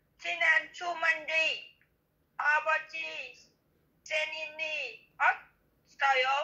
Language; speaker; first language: Korean; non-native, learner; Vietnamese